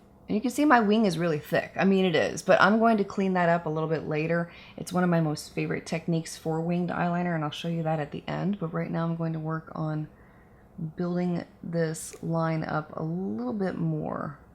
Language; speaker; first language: English; native; English